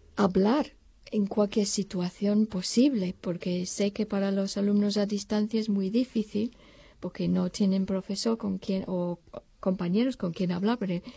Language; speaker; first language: Spanish; non-native, fluent; English